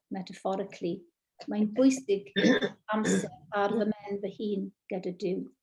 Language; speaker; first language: Welsh; non-native, local second language; English